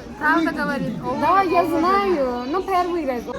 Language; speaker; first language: Russian; non-native, learner; Turkish